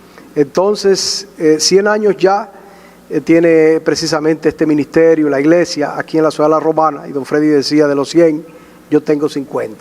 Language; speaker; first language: Spanish; native; Spanish